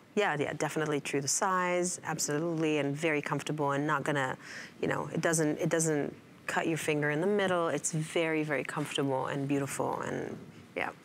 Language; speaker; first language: English; non-native, fluent; Hebrew